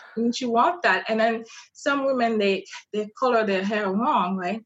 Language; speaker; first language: English; non-native, fluent; French